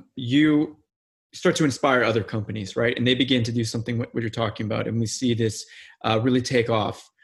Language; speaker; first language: English; native; English